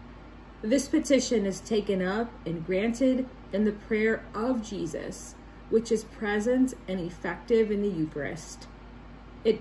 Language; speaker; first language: English; native; English